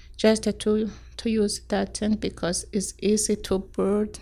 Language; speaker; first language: English; non-native, local second language; Rundi